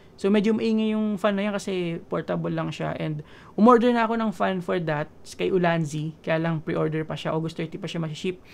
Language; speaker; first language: Filipino; native; Filipino